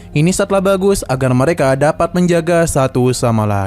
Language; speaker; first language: Indonesian; native; Indonesian